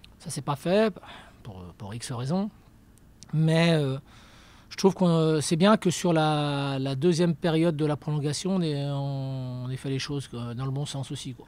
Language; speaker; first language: French; native; French